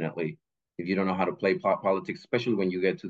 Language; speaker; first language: English; non-native, fluent; Spanish